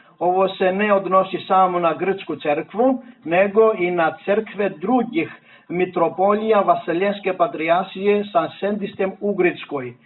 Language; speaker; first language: Serbian; non-native, fluent; Greek